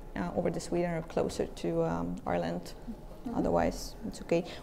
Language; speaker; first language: English; non-native, fluent; Estonian